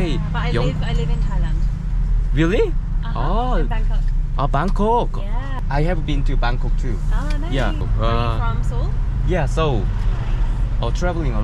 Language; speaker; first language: English; non-native, learner; Korean